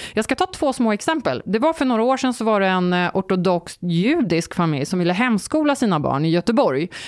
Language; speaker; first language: Swedish; early bilingual, other home language; Turkish